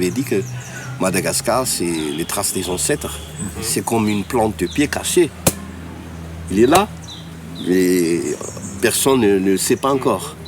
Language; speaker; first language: French; non-native, local second language; Malagasy